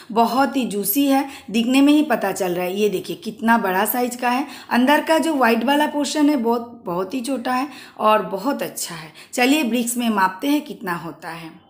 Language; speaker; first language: Hindi; non-native, local second language; Bangla